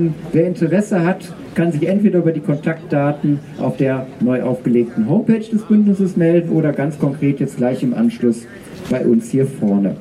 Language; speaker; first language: German; native; German